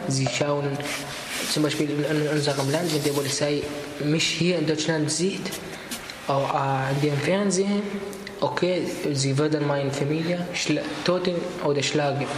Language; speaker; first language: German; non-native, learner; Arabic